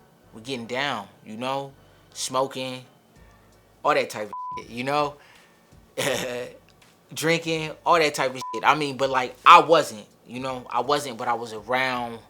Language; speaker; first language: English; early bilingual, other home language; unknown